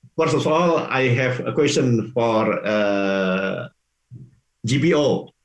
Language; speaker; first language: English; non-native, learner; Indonesian